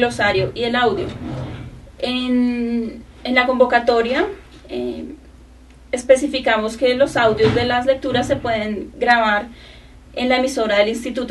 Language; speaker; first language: Spanish; native; Spanish